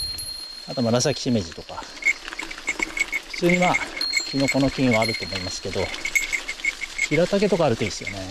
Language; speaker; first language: Japanese; native; Japanese